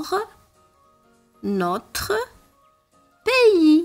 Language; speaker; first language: French; non-native, local second language; Arabic